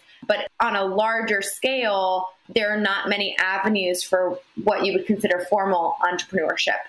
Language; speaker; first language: English; native; English